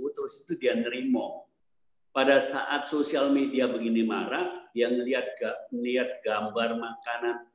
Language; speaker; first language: Indonesian; native; Indonesian